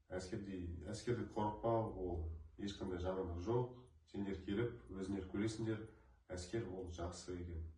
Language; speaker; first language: Kazakh; non-native, local second language; Russian